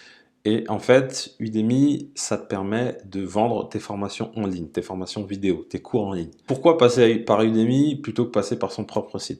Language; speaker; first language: French; native; French